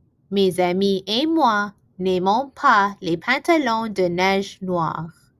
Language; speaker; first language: French; non-native, learner; English